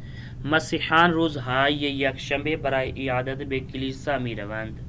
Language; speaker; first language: Persian; non-native, fluent; Urdu